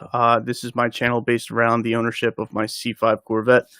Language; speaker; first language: English; native; English